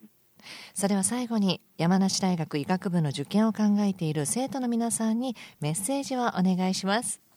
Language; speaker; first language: Japanese; native; Japanese